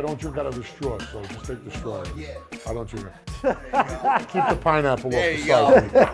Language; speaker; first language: English; native; English